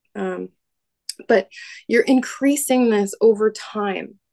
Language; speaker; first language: English; native; English